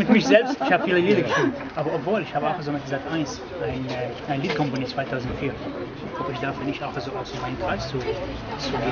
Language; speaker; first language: German; non-native, learner; Arabic